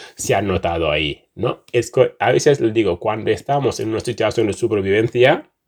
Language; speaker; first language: Spanish; non-native, fluent; Wolof